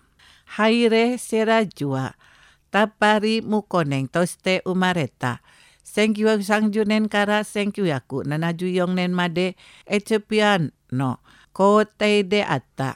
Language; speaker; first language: Japanese; non-native, fluent; Indonesian